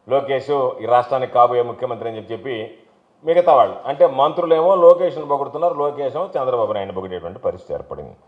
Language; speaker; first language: Telugu; native; Telugu